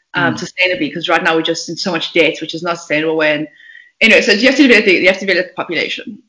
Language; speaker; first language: English; native; English